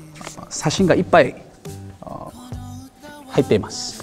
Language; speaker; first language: Japanese; non-native, fluent; Korean